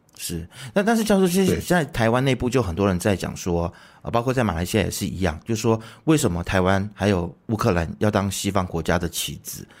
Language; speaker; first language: Chinese; native; Chinese